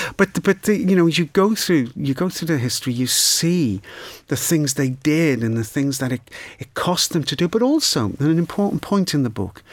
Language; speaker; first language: English; native; English